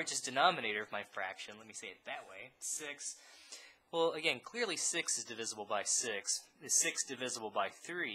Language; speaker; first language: English; native; English